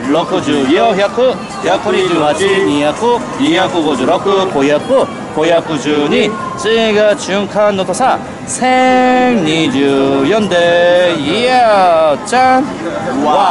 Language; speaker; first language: Japanese; non-native, learner; Korean